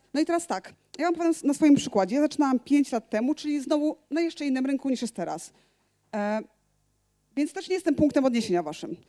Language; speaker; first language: Polish; native; Polish